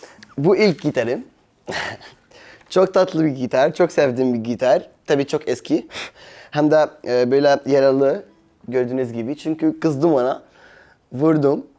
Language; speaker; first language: Turkish; non-native, fluent; Arabic